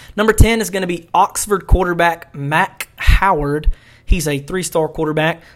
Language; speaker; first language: English; native; English